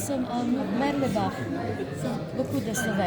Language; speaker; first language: French; non-native, fluent; Slovenian